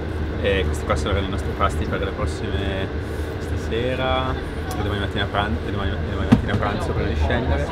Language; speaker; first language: Italian; native; Italian